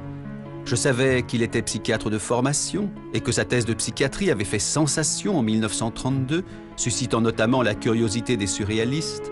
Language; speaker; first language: French; native; French